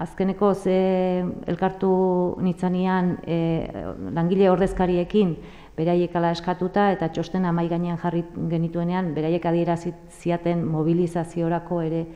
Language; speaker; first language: Basque; native; Basque